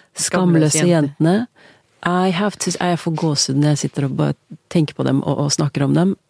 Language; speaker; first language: English; early bilingual, other home language; Norwegian